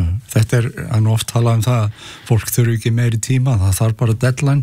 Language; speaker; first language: Icelandic; native; Icelandic